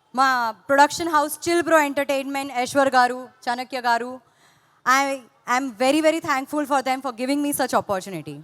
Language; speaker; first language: Telugu; non-native, fluent; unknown